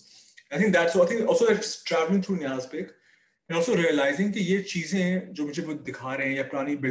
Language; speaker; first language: English; non-native, local second language; Urdu